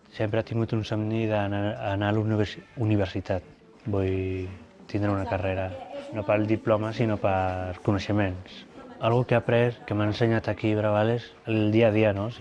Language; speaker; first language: Catalan; early bilingual, other home language; Filipino